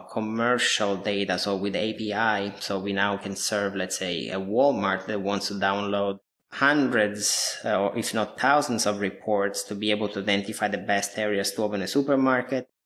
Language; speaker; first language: English; non-native, fluent; Italian